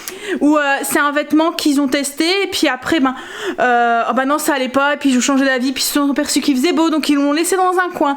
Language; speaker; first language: French; native; French